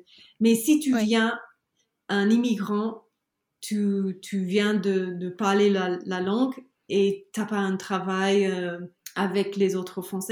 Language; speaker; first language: French; non-native, learner; English